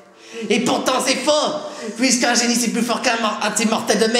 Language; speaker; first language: French; native; French